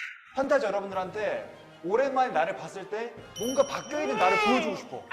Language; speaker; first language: Korean; native; Korean